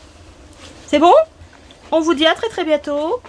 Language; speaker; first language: French; native; French